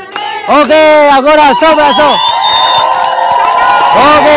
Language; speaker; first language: Portuguese; non-native, learner; Vietnamese